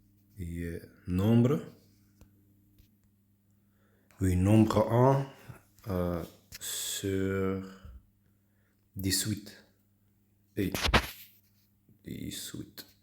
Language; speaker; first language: French; non-native, learner; English